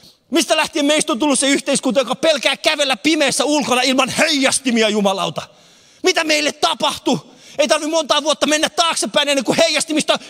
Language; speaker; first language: Finnish; non-native, fluent; Persian